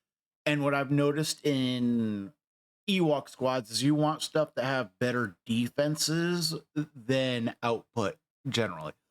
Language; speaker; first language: English; native; English